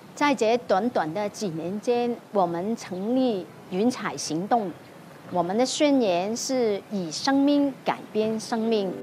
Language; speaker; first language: Chinese; non-native, local second language; Cantonese